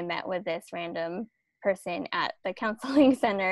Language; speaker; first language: English; early bilingual, other home language; Filipino